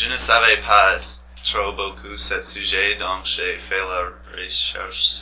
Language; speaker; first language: French; non-native, learner; English